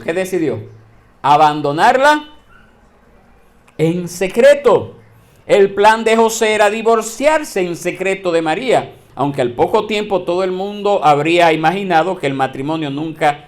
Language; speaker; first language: Spanish; native; Spanish